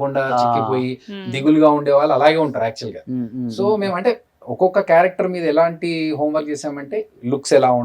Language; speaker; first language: Telugu; native; Telugu